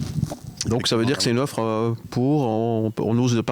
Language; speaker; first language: French; native; French